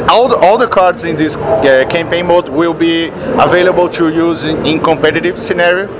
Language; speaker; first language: English; non-native, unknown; Portuguese